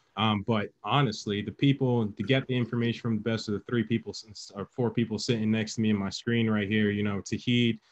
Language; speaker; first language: English; native; English